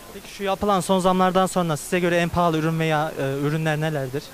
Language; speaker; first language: Turkish; native; Turkish